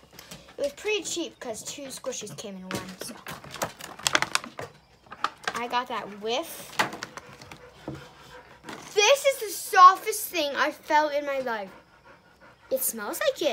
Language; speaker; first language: English; native; English